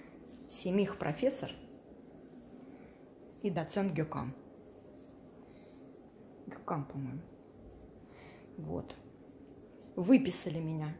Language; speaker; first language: Russian; native; Russian